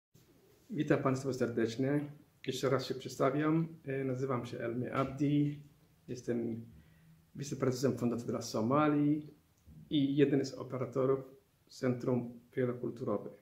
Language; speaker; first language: Polish; non-native, fluent; Somali